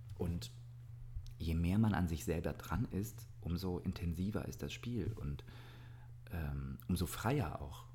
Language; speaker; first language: German; early bilingual, other home language; Russian